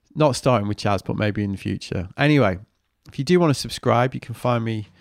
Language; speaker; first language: English; native; English